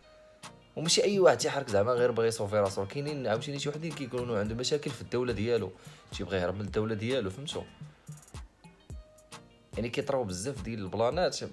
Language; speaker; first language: Arabic; native; Arabic